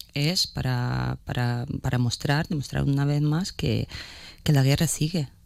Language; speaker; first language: Spanish; non-native, fluent; Ukrainian